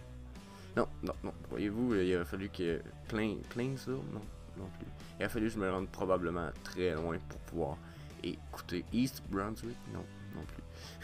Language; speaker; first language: French; native; French